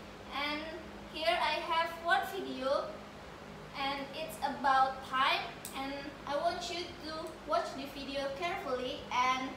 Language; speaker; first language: English; non-native, learner; Indonesian